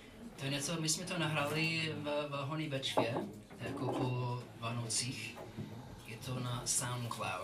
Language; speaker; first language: Czech; non-native, learner; English